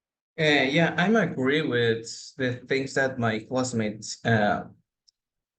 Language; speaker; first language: English; non-native, learner; Spanish